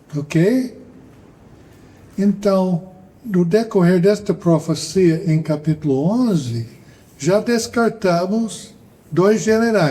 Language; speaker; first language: Portuguese; non-native, fluent; English